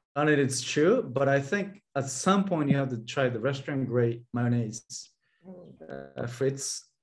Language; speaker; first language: English; non-native, fluent; Japanese